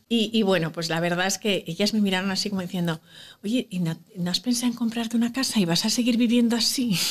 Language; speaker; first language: Spanish; native; Spanish